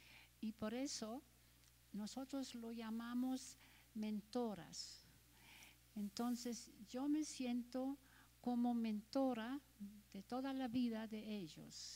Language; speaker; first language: Spanish; non-native, fluent; German